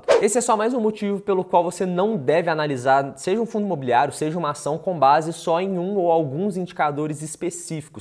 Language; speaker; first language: Portuguese; native; Portuguese